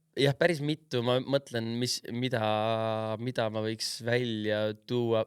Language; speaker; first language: Estonian; early bilingual, other home language; English